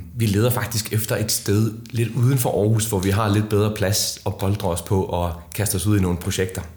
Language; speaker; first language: Danish; early bilingual, other home language; Icelandic